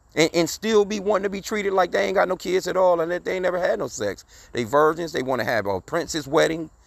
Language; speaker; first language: English; native; English